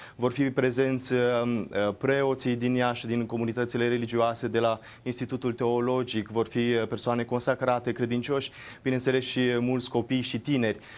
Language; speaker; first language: Romanian; native; Romanian